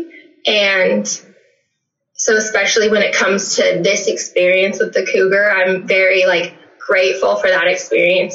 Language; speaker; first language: English; native; English